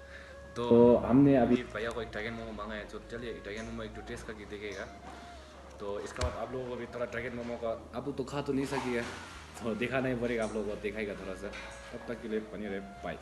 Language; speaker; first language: Hindi; non-native, local second language; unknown